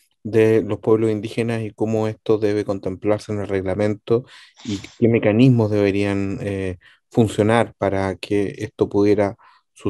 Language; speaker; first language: Spanish; native; Spanish